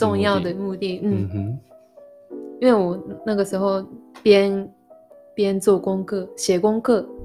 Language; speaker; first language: Chinese; non-native, learner; Japanese